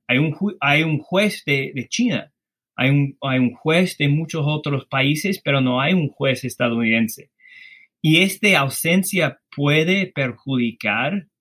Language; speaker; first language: Spanish; non-native, fluent; English